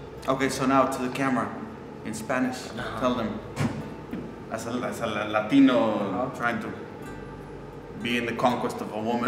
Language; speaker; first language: English; non-native, fluent; Spanish